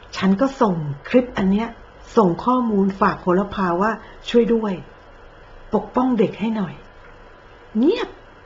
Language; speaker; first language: Thai; native; Thai